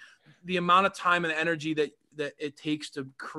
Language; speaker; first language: English; native; English